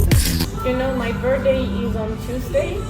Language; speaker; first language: English; non-native, fluent; Arabic